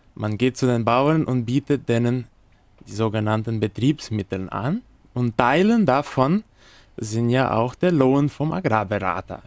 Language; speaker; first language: German; non-native, fluent; Portuguese